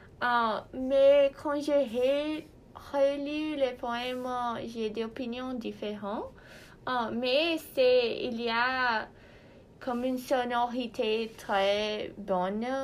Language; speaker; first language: French; non-native, learner; Portuguese